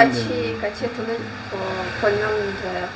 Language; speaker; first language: Korean; non-native, learner; Ukrainian